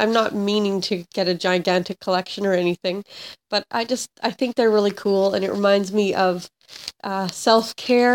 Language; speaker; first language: English; native; English